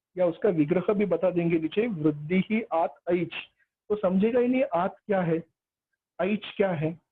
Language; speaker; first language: Hindi; non-native, local second language; Marathi